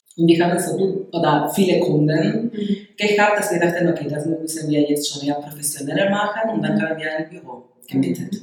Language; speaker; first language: German; non-native, fluent; Spanish